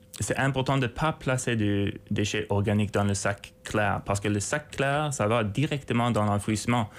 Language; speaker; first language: French; non-native, fluent; Swedish